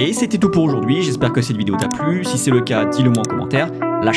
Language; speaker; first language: French; native; French